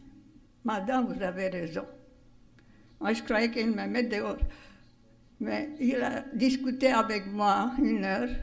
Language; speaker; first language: French; non-native, fluent; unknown